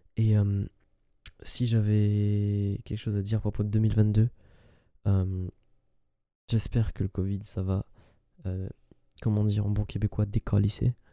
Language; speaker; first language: French; early bilingual, other home language; Arabic